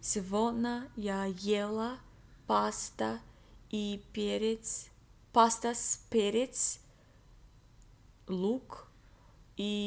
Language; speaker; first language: Russian; non-native, learner; English